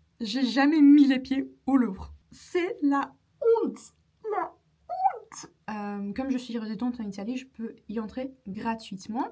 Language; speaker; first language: French; non-native, fluent; Turkish